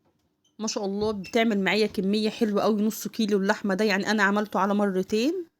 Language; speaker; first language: Arabic; native; Arabic